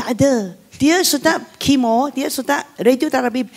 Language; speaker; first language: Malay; non-native, local second language; Hakka Chinese